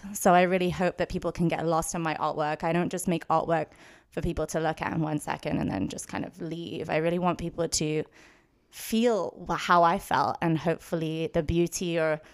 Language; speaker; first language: English; native; English